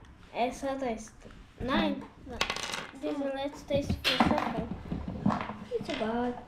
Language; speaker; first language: German; early bilingual, heritage; Bosnian